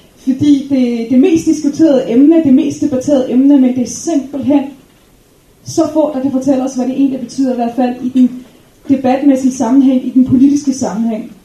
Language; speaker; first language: Danish; early bilingual, other home language; Arabic